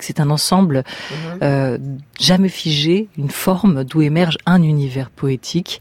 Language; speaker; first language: French; native; French